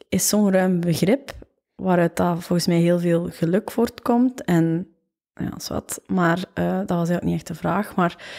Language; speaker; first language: Dutch; native; Dutch